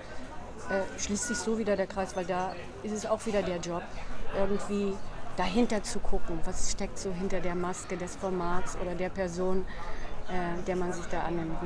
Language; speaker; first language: German; native; German